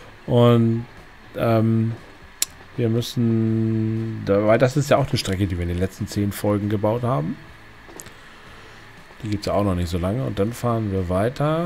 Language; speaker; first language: German; native; German